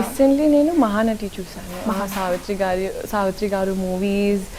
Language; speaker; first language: Telugu; non-native, local second language; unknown